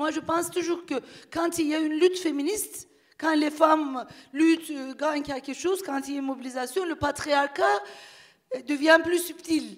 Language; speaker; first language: French; non-native, fluent; Turkish